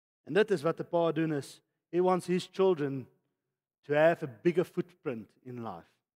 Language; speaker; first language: English; non-native, local second language; Afrikaans